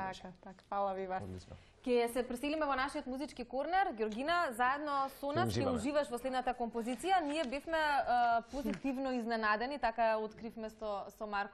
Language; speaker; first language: Macedonian; native; Macedonian